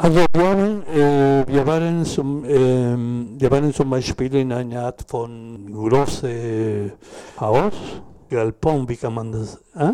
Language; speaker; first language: German; non-native, learner; Spanish